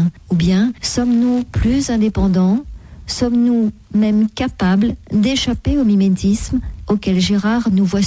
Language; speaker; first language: French; native; French